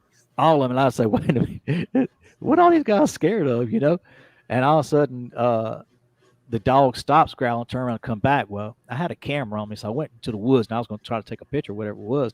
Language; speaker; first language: English; native; English